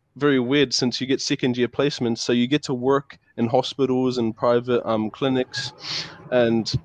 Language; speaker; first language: English; native; English